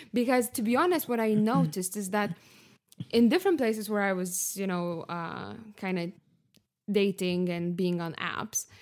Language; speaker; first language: English; non-native, fluent; Lithuanian